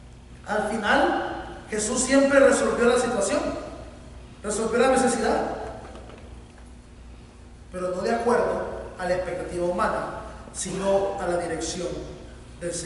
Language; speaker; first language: Spanish; native; Spanish